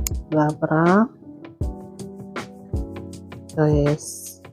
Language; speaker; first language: Polish; non-native, learner; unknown